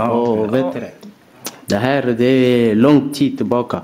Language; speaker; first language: Swedish; early bilingual, other home language; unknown